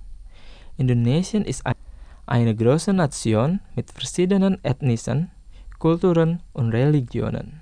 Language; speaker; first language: German; non-native, fluent; Indonesian